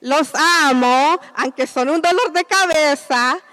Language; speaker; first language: Spanish; early bilingual, heritage; Spanish